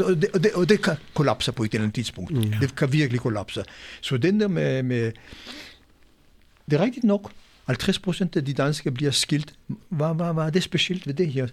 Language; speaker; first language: Danish; non-native, fluent; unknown